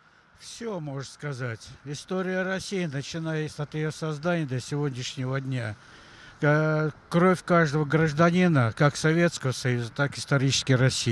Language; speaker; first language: Russian; native; Russian